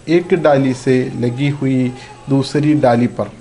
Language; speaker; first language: Hindi; non-native, local second language; Malayalam